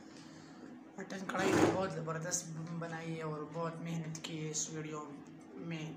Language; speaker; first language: Hindi; non-native, local second language; Pashto